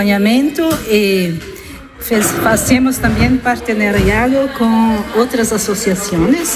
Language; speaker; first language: Spanish; non-native, fluent; Italian